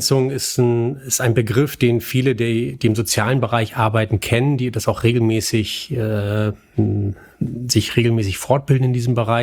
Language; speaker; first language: German; native; German